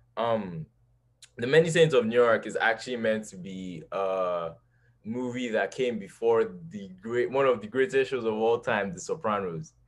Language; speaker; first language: English; non-native, local second language; Yoruba